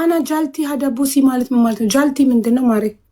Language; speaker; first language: Arabic; non-native, fluent; Amharic